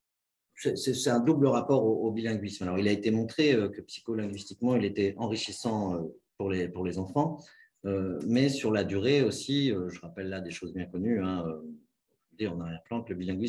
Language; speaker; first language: French; native; French